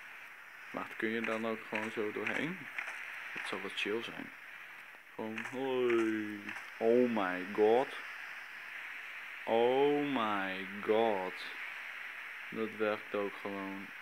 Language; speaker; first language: Dutch; native; Dutch